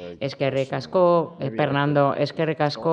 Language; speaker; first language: Basque; non-native, learner; German